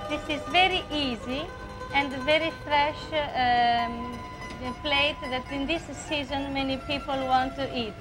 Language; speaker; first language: English; non-native, learner; Italian